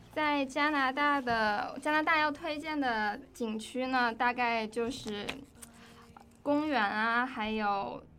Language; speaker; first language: Chinese; native; Chinese